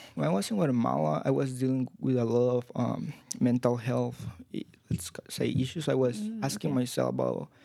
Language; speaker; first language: English; non-native, fluent; Spanish